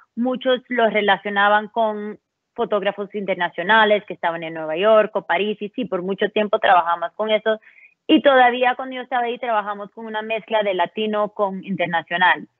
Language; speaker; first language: Spanish; early bilingual, heritage; Spanish